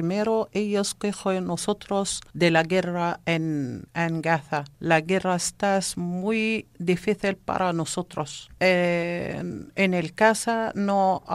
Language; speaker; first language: Spanish; non-native, learner; Arabic